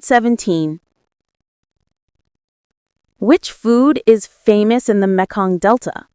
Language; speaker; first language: English; non-native, learner; Vietnamese